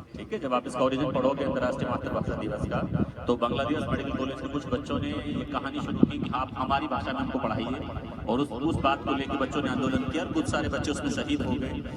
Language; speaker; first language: Hindi; native; Hindi